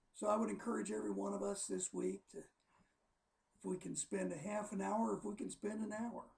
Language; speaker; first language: English; native; English